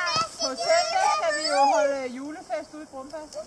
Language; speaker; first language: Danish; native; Danish